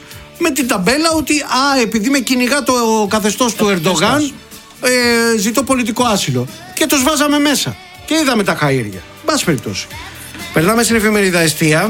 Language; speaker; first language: Greek; native; Greek